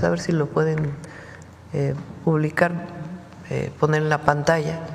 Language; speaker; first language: Spanish; native; Spanish